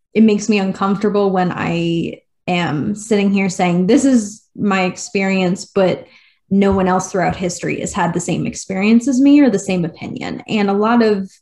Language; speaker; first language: English; native; English